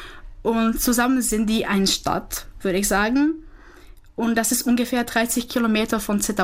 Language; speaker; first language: German; non-native, fluent; Czech